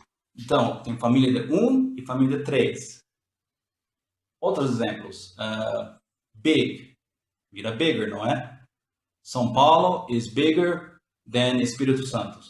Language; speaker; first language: Portuguese; non-native, learner; English